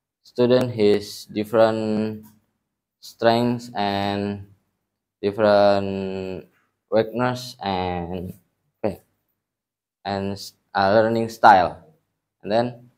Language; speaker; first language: English; non-native, learner; Indonesian